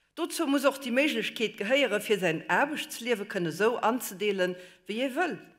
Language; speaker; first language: Luxembourgish; native; Luxembourgish